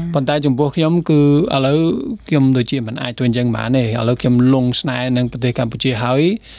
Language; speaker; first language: Khmer; non-native, fluent; Spanish